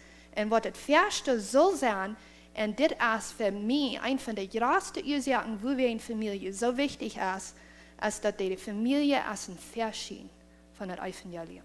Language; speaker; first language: German; non-native, learner; Plautdietsch